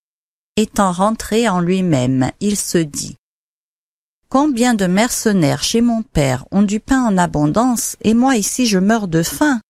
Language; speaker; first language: French; native; French